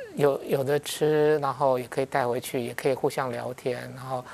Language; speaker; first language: Chinese; native; Chinese